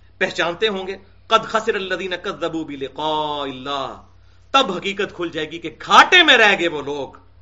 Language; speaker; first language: Urdu; non-native, local second language; Punjabi